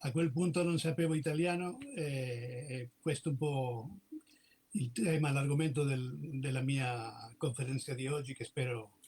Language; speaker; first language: Italian; non-native, fluent; Spanish